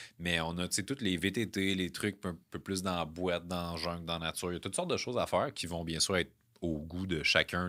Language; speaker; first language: French; native; French